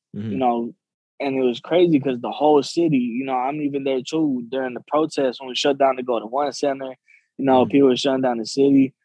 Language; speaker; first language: English; native; English